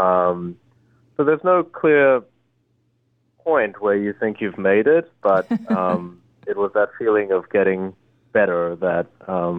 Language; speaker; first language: English; early bilingual, other home language; Korean